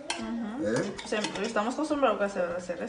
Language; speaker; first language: Spanish; non-native, learner; Indonesian